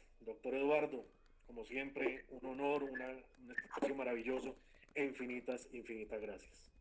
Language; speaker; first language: Spanish; native; Spanish